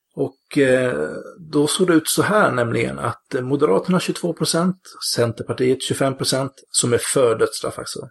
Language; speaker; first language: Swedish; native; Swedish